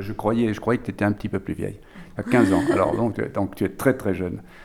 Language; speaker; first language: French; native; French